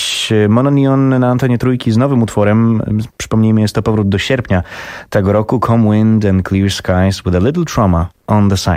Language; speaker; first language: Polish; native; Polish